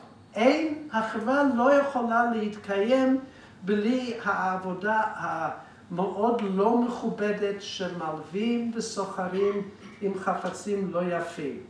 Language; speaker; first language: Hebrew; non-native, fluent; English